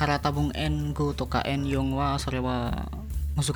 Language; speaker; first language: Japanese; non-native, learner; Indonesian